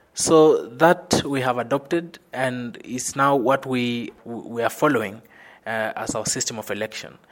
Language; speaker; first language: English; non-native, local second language; Luyia